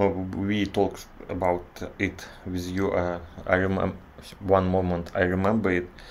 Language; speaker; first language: English; non-native, learner; Russian